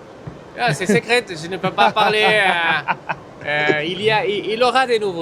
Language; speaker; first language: French; non-native, fluent; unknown